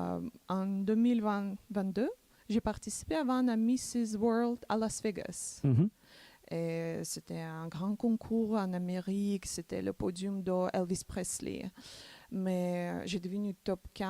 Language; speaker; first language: French; non-native, learner; Macedonian